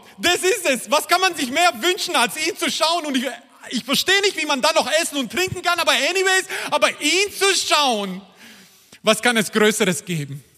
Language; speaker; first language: German; non-native, fluent; Croatian